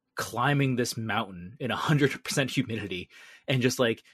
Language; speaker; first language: English; early bilingual, other home language; Vietnamese